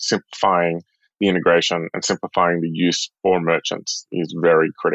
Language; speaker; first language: English; native; English